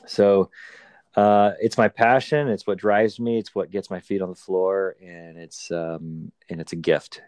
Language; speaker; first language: English; native; English